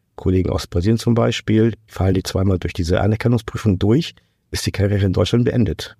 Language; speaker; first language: German; non-native, fluent; Portuguese